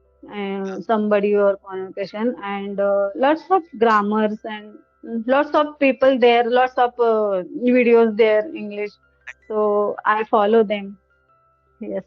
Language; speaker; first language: English; non-native, learner; Hindi